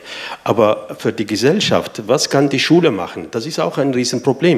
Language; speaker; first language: German; non-native, fluent; Arabic